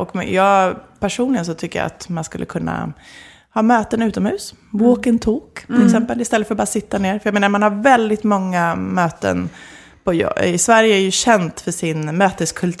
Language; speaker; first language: Swedish; native; Swedish